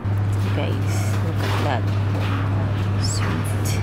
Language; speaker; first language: English; non-native, local second language; Filipino